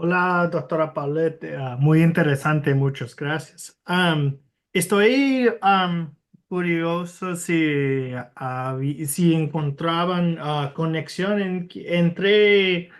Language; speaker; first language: Spanish; non-native, learner; English